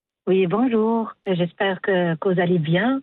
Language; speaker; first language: French; non-native, local second language; Arabic